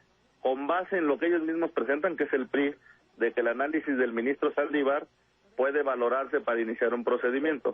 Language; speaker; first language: Spanish; native; Spanish